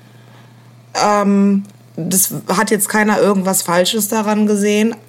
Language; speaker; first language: German; native; German